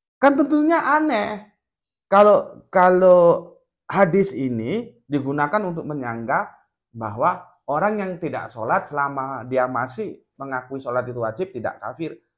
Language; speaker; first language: Indonesian; non-native, local second language; Javanese